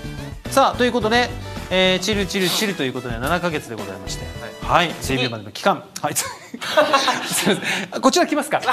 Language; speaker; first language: Japanese; native; Japanese